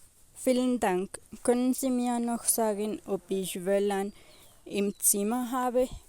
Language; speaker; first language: German; non-native, learner; Spanish